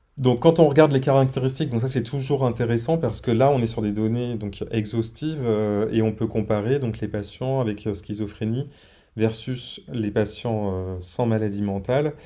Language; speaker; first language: French; native; French